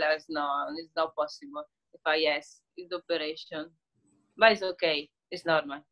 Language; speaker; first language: English; non-native, learner; Italian